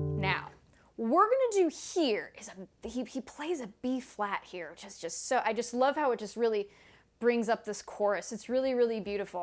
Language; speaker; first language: English; native; English